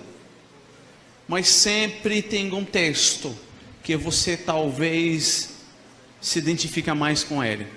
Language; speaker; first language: Portuguese; non-native, fluent; Arabic